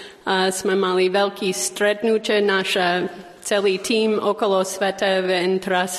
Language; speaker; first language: Slovak; non-native, learner; English